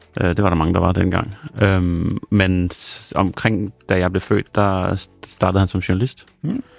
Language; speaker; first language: Danish; native; Danish